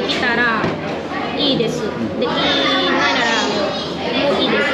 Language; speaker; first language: Japanese; non-native, learner; Vietnamese